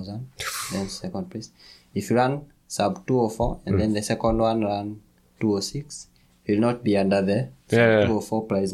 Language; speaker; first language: English; non-native, local second language; Kikuyu